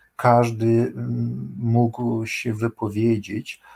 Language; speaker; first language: Polish; non-native, fluent; Ukrainian